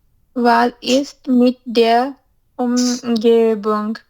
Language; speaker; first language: German; non-native, learner; Urdu